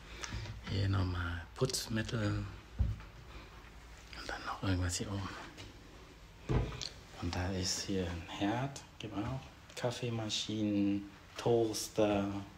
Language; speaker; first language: German; non-native, fluent; Vietnamese